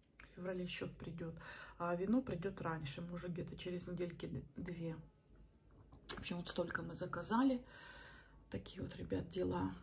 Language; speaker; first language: Russian; native; Russian